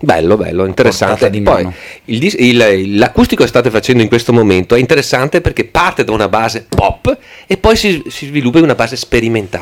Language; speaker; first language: Italian; native; Italian